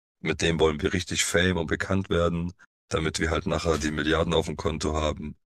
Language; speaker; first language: German; early bilingual, other home language; Polish